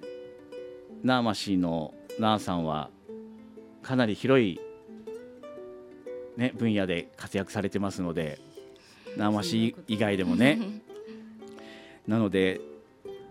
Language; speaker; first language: Japanese; native; Japanese